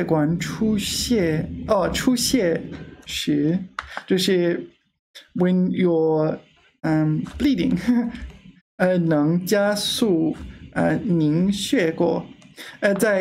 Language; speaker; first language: Chinese; non-native, learner; English